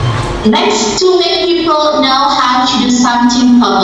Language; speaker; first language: English; non-native, learner; Indonesian